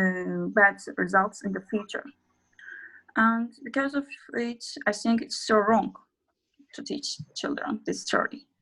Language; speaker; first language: English; non-native, learner; Azerbaijani